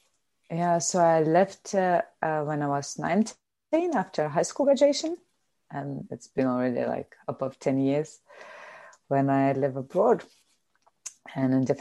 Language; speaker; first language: English; non-native, fluent; Lithuanian